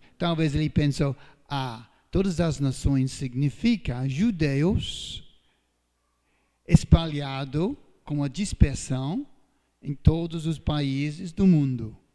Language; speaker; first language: Portuguese; non-native, fluent; English